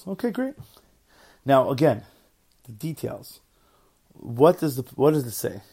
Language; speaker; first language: English; native; English